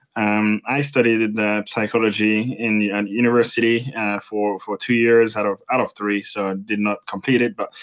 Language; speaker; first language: English; non-native, fluent; French